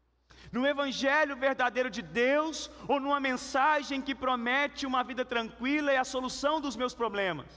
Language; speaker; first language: Portuguese; native; Portuguese